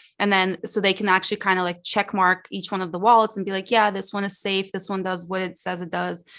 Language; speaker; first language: English; early bilingual, other home language; Russian